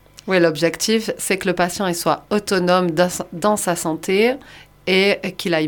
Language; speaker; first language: French; native; French